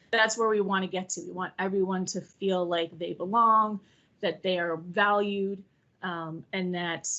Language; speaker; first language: English; native; English